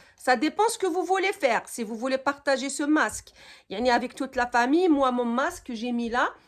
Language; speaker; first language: French; non-native, local second language; Arabic